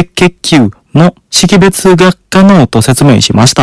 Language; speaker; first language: Japanese; non-native, fluent; Indonesian